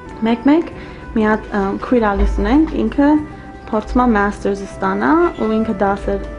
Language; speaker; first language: Armenian; early bilingual, heritage; Armenian